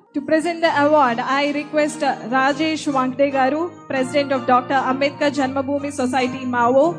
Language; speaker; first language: English; non-native, local second language; Telugu